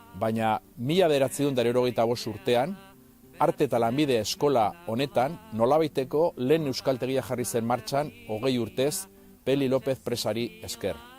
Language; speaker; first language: Basque; non-native, local second language; Spanish